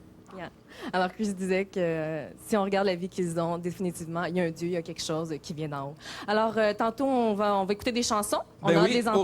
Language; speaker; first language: French; native; French